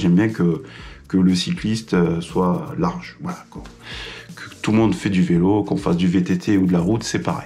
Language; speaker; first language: French; native; French